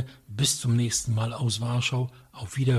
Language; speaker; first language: German; non-native, fluent; Polish